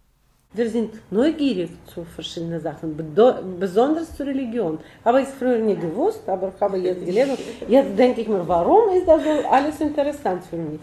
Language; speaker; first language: German; non-native, fluent; Russian